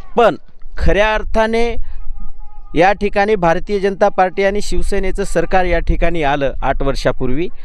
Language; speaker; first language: Marathi; non-native, local second language; Lambadi